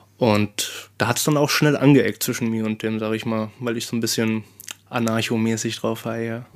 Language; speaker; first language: German; native; German